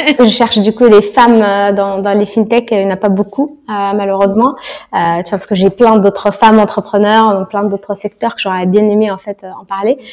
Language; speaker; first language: French; non-native, local second language; Arabic